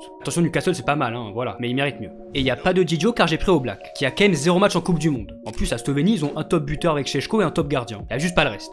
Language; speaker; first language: French; native; French